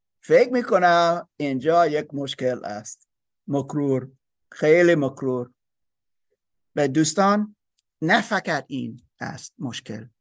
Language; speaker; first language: Persian; non-native, learner; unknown